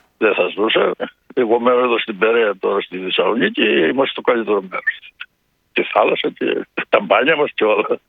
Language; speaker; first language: Greek; native; Greek